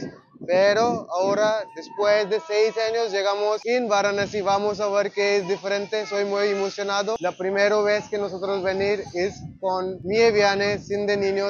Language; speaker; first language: Spanish; non-native, learner; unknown